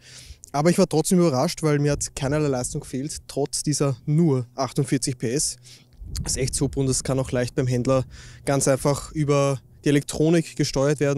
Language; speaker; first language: German; native; German